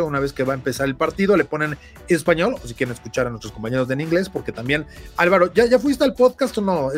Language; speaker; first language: Spanish; native; Spanish